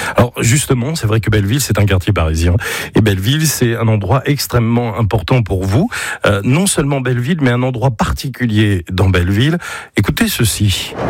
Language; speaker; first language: French; native; French